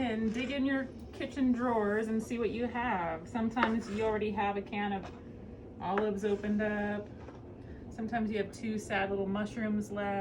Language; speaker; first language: English; native; English